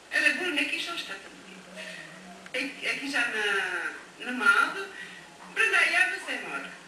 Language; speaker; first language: Albanian; non-native, local second language; Romany